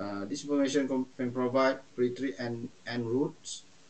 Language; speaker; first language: English; non-native, local second language; Malay